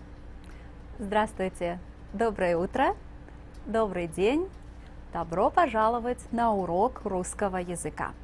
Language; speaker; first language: Russian; non-native, fluent; English